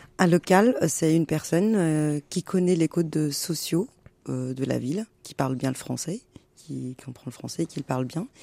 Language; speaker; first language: French; non-native, local second language; Arabic